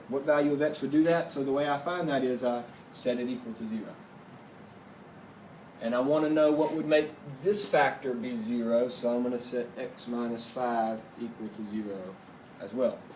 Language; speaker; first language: English; native; English